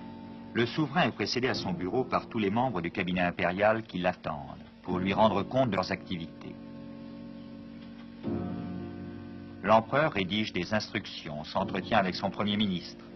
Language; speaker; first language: French; native; French